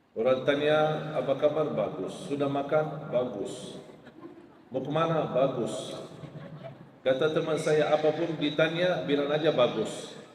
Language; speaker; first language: Malay; non-native, fluent; Arabic